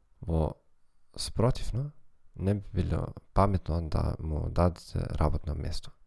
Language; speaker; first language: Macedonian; non-native, fluent; German